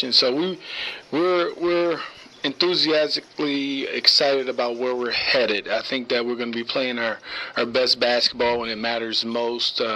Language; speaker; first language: English; native; English